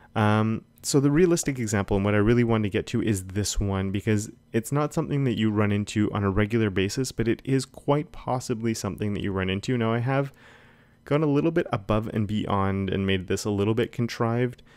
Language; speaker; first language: English; native; English